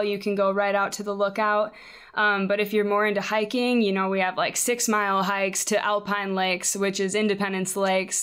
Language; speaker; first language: English; native; English